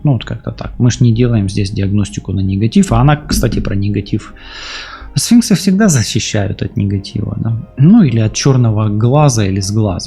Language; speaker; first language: Russian; native; Russian